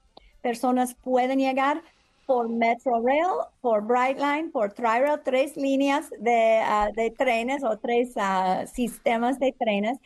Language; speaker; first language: Spanish; non-native, learner; English